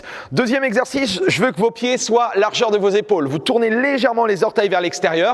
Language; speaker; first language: French; native; French